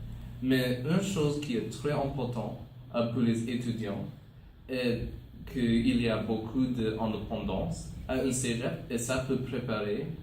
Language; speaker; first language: French; non-native, local second language; English